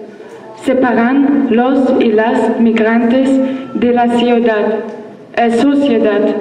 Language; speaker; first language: Spanish; non-native, learner; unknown